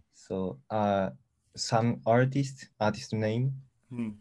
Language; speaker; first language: English; non-native, learner; Japanese